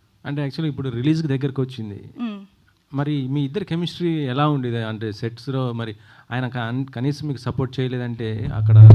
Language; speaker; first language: Telugu; native; Telugu